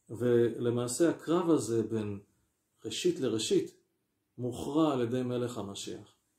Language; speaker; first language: Hebrew; native; Hebrew